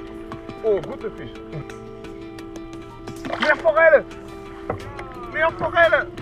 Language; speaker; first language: German; non-native, learner; French